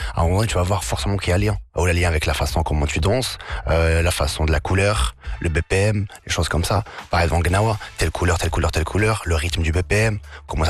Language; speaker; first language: French; non-native, local second language; Arabic